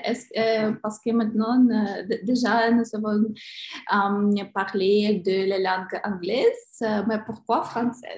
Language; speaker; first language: French; non-native, learner; Ukrainian